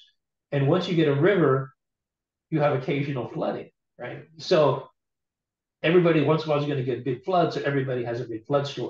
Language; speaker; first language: English; native; English